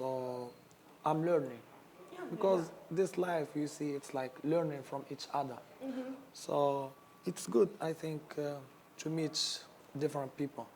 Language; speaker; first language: English; non-native, learner; Arabic